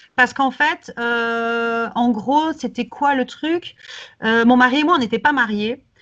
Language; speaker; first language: French; native; French